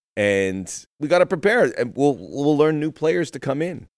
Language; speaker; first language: English; early bilingual, other home language; Spanish